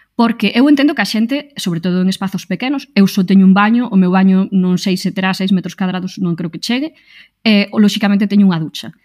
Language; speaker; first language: Galician; non-native, local second language; Spanish